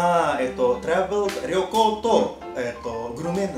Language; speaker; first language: Japanese; non-native, learner; Indonesian